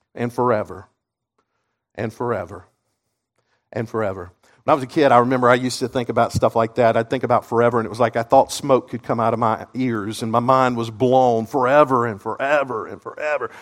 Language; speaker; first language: English; native; English